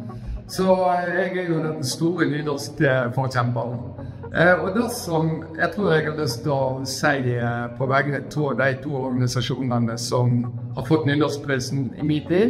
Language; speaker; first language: Norwegian; native; Norwegian